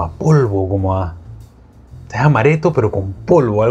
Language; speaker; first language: Spanish; native; Spanish